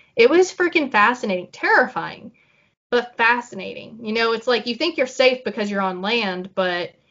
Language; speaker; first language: English; native; English